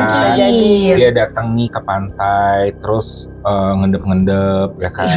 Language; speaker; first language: Indonesian; native; Indonesian